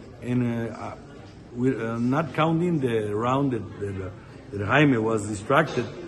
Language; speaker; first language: English; non-native, fluent; Spanish